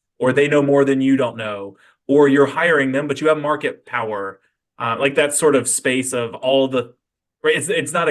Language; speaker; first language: English; native; English